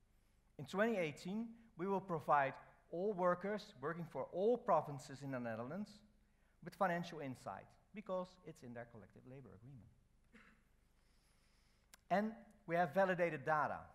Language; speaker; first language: English; non-native, fluent; Dutch